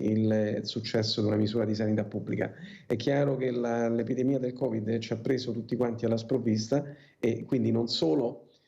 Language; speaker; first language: Italian; native; Italian